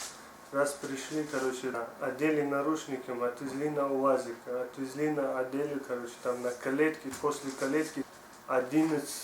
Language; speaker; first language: Russian; non-native, learner; Tajik